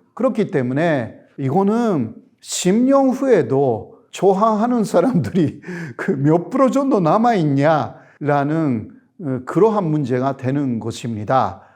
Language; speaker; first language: Korean; non-native, fluent; Japanese